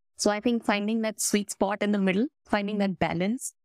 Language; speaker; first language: English; non-native, local second language; Hindi